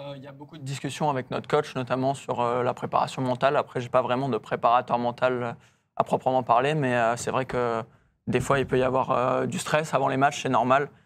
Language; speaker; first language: French; native; French